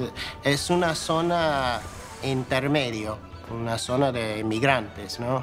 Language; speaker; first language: Spanish; non-native, fluent; English